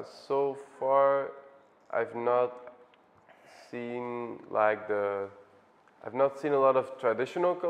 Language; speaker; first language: English; non-native, fluent; Dutch